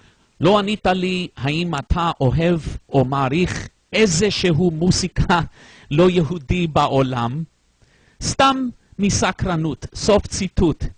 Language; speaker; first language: Hebrew; non-native, fluent; English